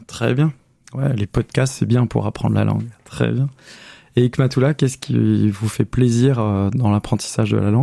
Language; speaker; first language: French; native; French